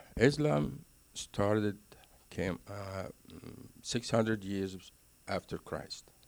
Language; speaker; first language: English; non-native, fluent; Arabic